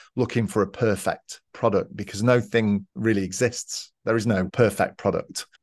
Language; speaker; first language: English; native; English